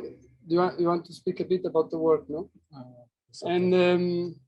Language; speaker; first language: English; non-native, fluent; Portuguese